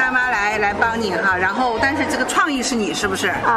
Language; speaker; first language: Chinese; native; Chinese